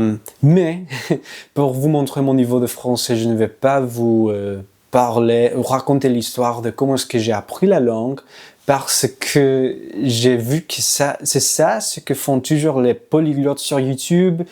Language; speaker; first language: French; non-native, learner; English